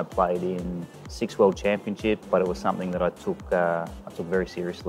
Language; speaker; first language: English; native; English